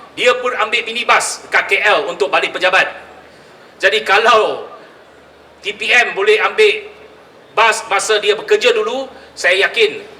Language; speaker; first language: Malay; non-native, local second language; Chinese